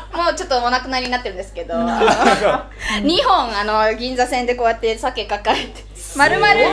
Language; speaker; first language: Japanese; native; Japanese